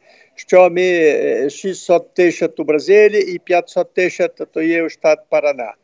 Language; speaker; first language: Ukrainian; early bilingual, heritage; Ukrainian